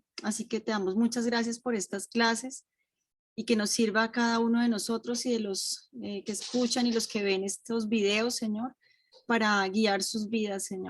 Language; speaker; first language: Spanish; native; Spanish